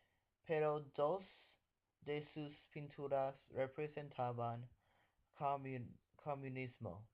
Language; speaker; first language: Spanish; non-native, learner; English